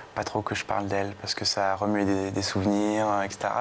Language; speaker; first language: French; native; French